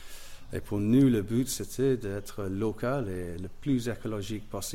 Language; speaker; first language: French; non-native, learner; English